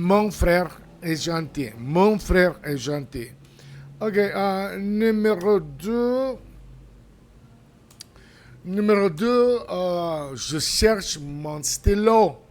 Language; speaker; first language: French; non-native, fluent; Spanish